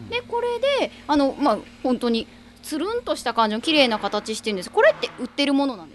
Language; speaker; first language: Japanese; native; Japanese